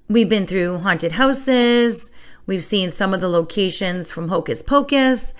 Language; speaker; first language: English; native; English